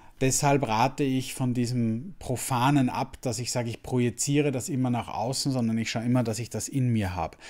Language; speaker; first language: German; native; German